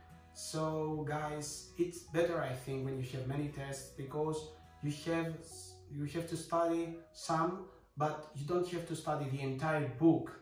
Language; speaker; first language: English; non-native, fluent; Greek